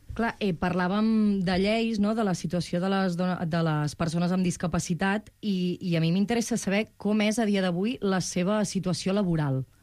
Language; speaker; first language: Catalan; native; Catalan